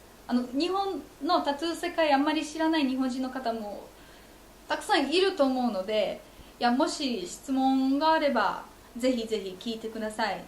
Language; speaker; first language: Japanese; non-native, fluent; Polish